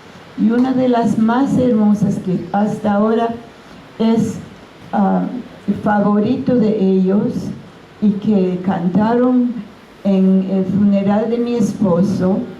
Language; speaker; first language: Spanish; non-native, fluent; English